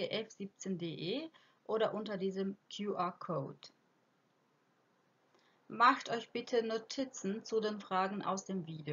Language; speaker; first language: German; non-native, fluent; Croatian